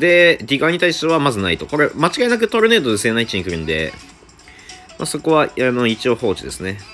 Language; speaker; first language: Japanese; native; Japanese